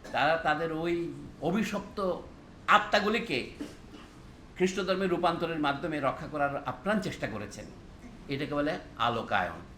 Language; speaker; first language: Bangla; non-native, local second language; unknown